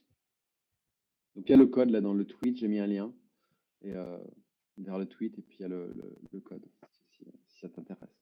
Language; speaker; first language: French; native; French